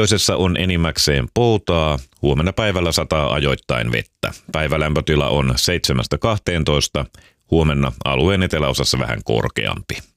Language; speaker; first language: Finnish; native; Finnish